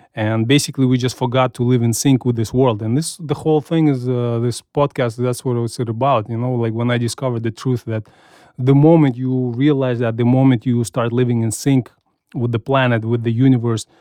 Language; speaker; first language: English; non-native, fluent; Russian